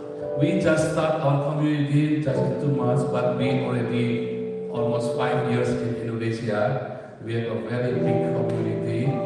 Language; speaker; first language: English; non-native, learner; Indonesian